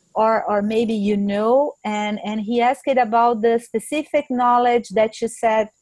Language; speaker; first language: English; non-native, fluent; Portuguese